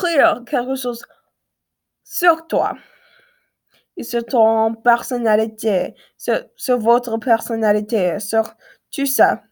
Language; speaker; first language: French; non-native, learner; English